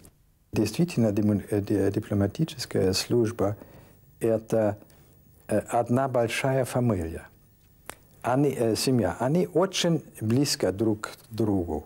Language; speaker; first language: Russian; non-native, fluent; German